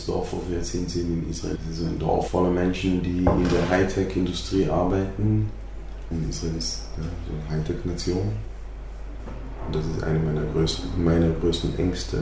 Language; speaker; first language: German; non-native, fluent; Hebrew